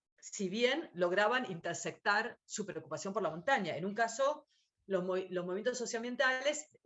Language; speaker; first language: Spanish; native; Spanish